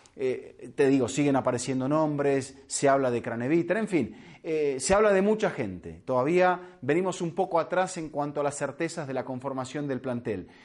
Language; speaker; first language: Spanish; native; Spanish